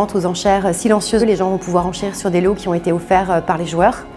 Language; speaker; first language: French; native; French